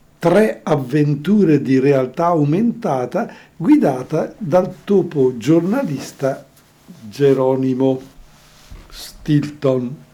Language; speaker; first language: Italian; native; Italian